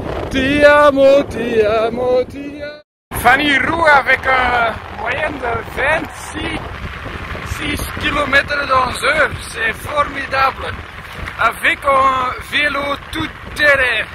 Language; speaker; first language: French; non-native, local second language; Dutch